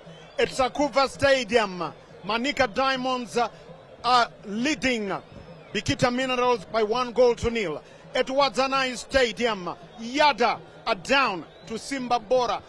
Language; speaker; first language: English; non-native, local second language; Shona